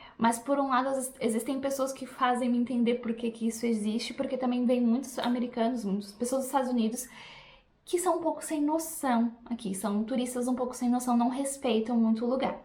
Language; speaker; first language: Portuguese; native; Portuguese